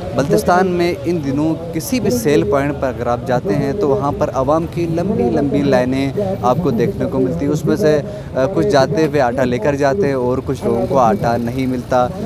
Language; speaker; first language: Urdu; non-native, local second language; Balti